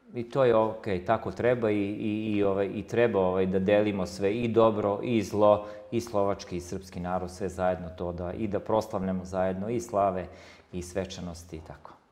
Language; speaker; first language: Croatian; non-native, local second language; Slovak